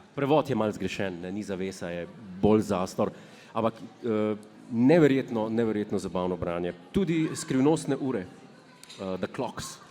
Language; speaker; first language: Slovenian; native; Slovenian